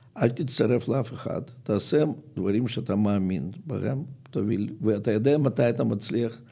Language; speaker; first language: Hebrew; non-native, fluent; Russian